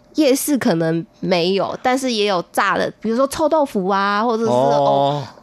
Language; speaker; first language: Chinese; native; Chinese